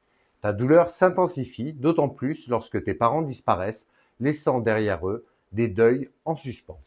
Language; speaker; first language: French; native; French